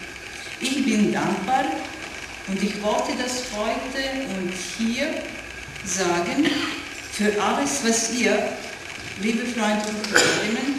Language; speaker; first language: German; non-native, learner; Serbian